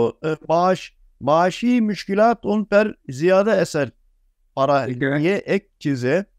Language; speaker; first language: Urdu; non-native, fluent; Turkish